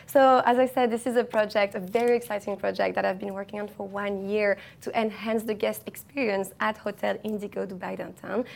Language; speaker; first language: English; non-native, fluent; French